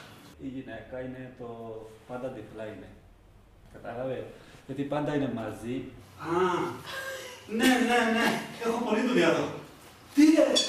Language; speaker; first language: Greek; non-native, learner; Punjabi